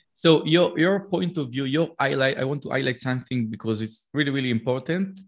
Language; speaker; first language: English; non-native, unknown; Hebrew